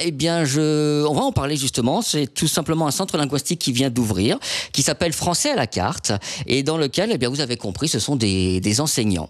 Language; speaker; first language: French; native; French